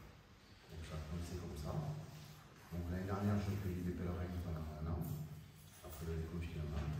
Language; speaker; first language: French; native; French